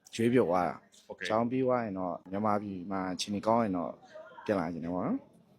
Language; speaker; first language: Burmese; native; Burmese